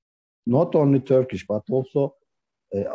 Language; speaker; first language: English; non-native, learner; Turkish